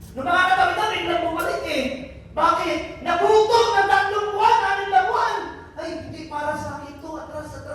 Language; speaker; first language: Filipino; non-native, local second language; Bikol